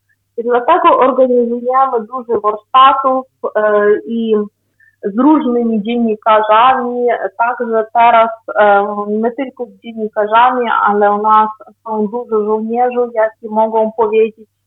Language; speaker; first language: Polish; non-native, fluent; Ukrainian